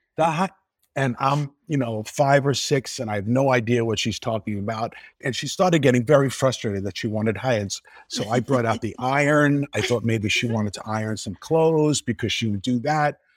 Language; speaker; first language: English; native; English